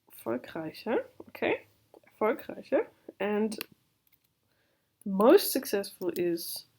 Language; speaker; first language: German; non-native, fluent; English